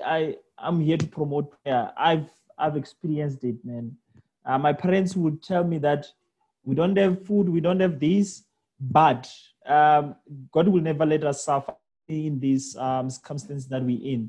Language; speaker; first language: English; non-native, local second language; Venda